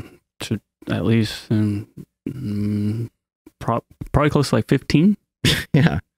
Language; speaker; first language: English; native; English